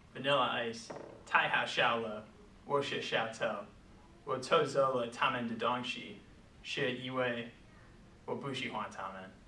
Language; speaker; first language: Chinese; non-native, learner; English